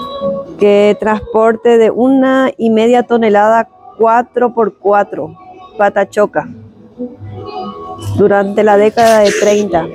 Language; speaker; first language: Spanish; native; Spanish